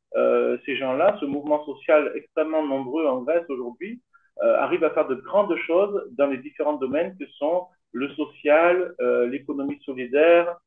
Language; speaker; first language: French; native; French